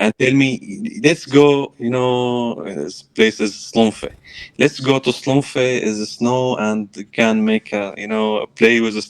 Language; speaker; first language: English; non-native, learner; Arabic